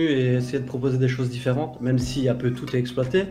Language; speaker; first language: French; native; French